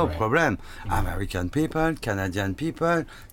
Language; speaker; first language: English; non-native, learner; French